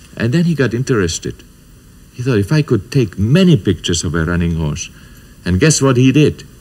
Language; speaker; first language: English; non-native, fluent; Czech